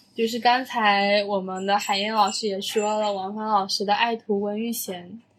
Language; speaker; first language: Chinese; native; Chinese